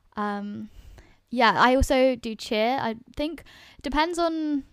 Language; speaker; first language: English; native; English